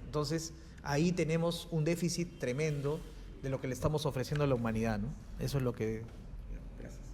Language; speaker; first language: Spanish; native; Spanish